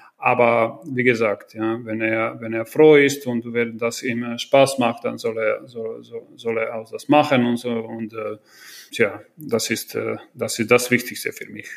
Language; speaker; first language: German; non-native, fluent; Croatian